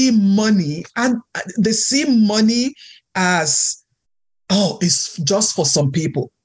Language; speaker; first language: English; non-native, local second language; Yoruba